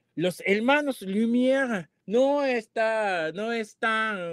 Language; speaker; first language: Spanish; non-native, fluent; Japanese